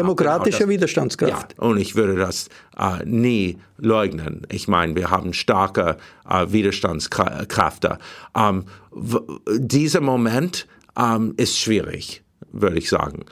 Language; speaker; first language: German; non-native, learner; English